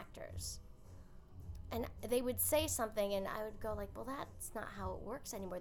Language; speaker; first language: English; native; English